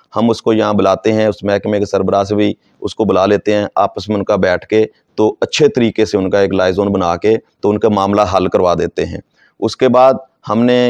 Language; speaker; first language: Urdu; non-native, local second language; Saraiki